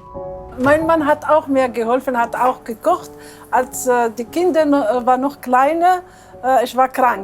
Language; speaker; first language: German; non-native, learner; Arabic